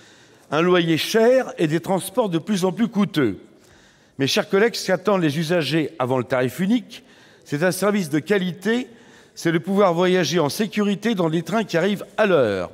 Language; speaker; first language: French; native; French